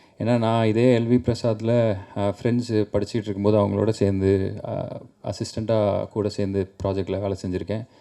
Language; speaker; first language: Tamil; native; Tamil